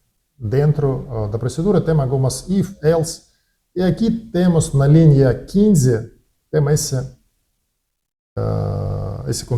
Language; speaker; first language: Portuguese; non-native, learner; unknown